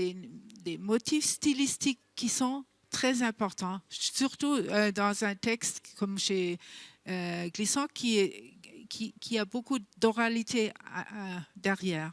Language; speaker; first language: French; non-native, fluent; German